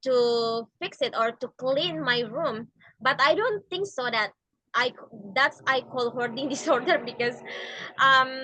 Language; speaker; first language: English; non-native, learner; Indonesian